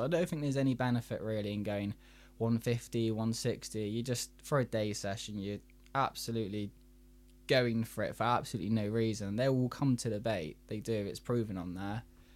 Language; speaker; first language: English; native; English